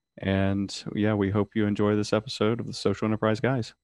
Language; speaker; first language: English; native; English